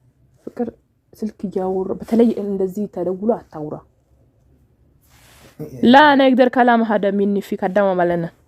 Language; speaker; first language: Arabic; non-native, learner; Amharic